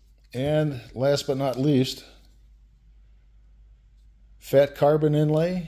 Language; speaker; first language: English; native; English